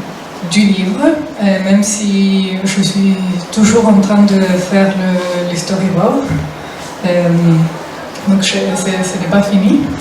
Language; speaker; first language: French; non-native, fluent; Spanish